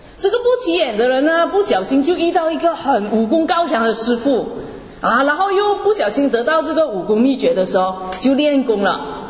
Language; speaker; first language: Chinese; native; Chinese